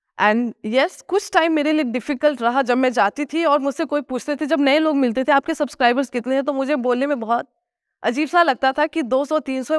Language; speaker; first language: Hindi; non-native, local second language; Nepali